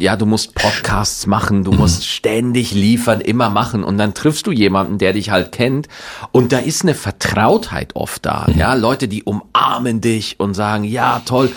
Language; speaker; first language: German; native; German